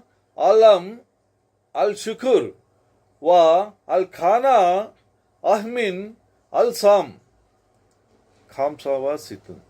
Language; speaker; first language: Arabic; non-native, learner; Telugu